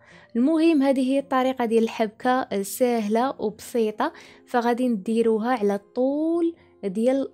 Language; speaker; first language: Arabic; native; Arabic